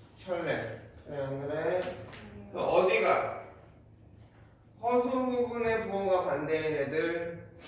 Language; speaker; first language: Korean; native; Korean